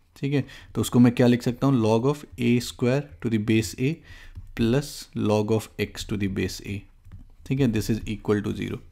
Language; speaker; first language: Hindi; native; Hindi